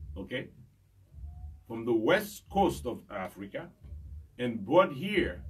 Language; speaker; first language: English; non-native, fluent; Haitian Creole